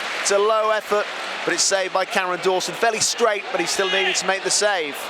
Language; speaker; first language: English; native; English